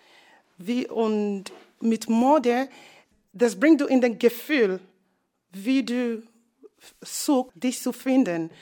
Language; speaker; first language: German; non-native, learner; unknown